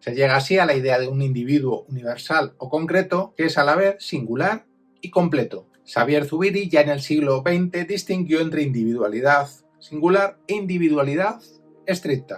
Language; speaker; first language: Spanish; native; Spanish